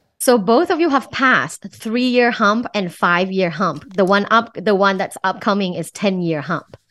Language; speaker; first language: English; non-native, fluent; Thai